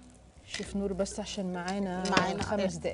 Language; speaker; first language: Arabic; native; Arabic